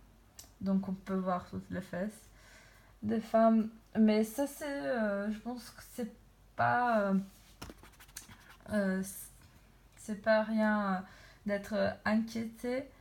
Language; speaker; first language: French; non-native, learner; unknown